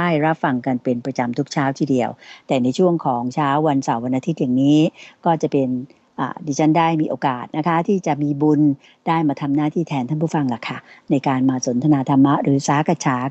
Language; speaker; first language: Thai; native; Thai